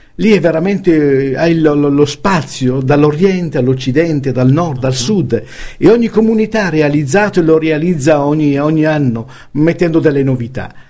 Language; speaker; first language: Italian; native; Italian